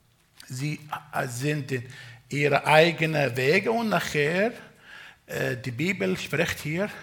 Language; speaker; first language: German; non-native, fluent; Arabic